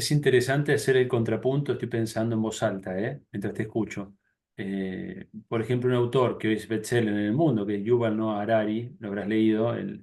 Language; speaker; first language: Spanish; native; Spanish